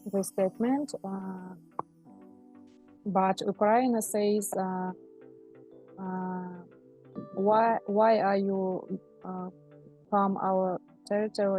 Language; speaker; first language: English; non-native, learner; Russian